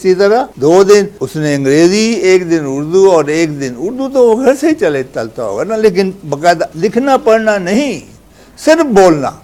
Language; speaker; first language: Urdu; native; Urdu